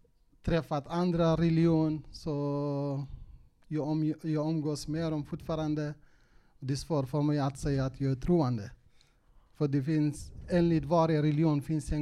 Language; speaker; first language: Swedish; non-native, local second language; Kurdish